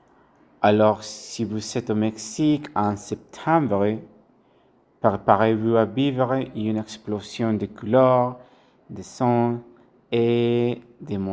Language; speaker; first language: French; non-native, learner; Spanish